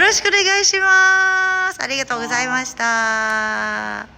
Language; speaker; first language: Japanese; non-native, learner; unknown